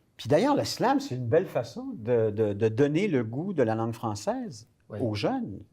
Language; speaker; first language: French; native; French